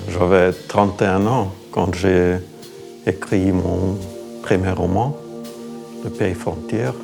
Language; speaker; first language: French; non-native, fluent; Estonian